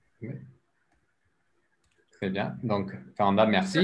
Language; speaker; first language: French; non-native, learner; English